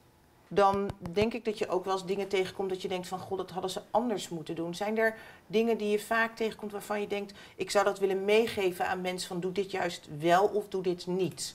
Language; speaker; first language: Dutch; native; Dutch